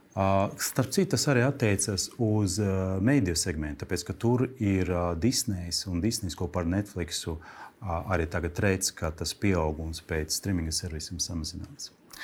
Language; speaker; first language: Latvian; non-native, local second language; Russian